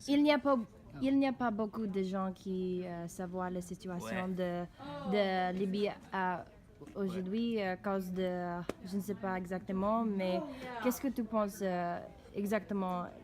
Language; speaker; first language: French; non-native, learner; English